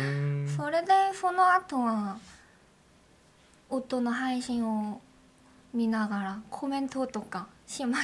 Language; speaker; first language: Japanese; non-native, learner; Korean